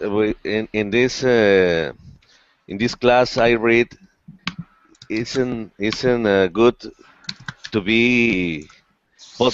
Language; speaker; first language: English; non-native, learner; Spanish